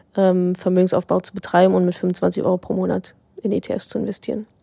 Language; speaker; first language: German; native; German